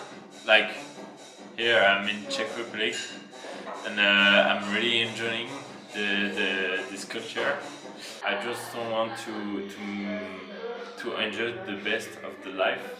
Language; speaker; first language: English; non-native, fluent; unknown